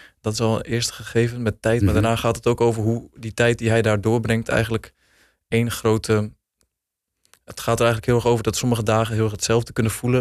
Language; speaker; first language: Dutch; native; Dutch